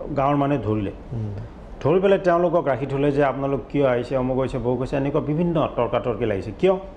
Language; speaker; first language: Assamese; native; Assamese